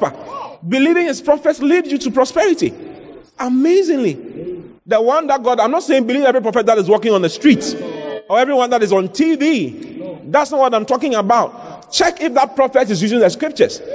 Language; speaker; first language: English; non-native, local second language; Akan